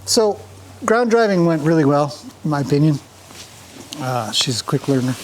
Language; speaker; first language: English; native; English